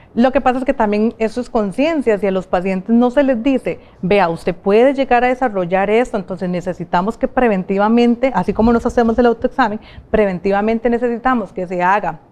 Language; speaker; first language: Spanish; native; Spanish